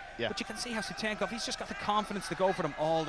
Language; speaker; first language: English; native; English